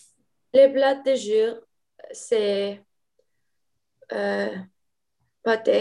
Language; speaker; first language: French; non-native, learner; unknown